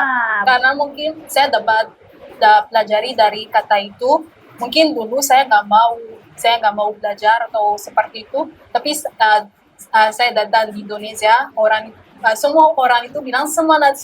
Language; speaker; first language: Indonesian; non-native, learner; Malagasy